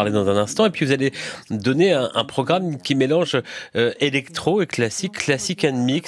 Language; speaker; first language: French; native; French